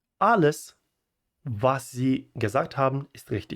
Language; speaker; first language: German; non-native, fluent; Ukrainian